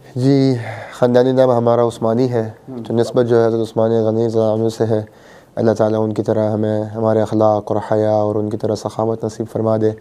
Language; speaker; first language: Urdu; early bilingual, heritage; Urdu